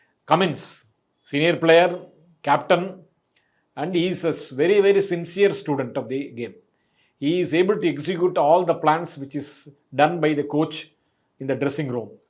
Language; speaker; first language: English; non-native, local second language; Tamil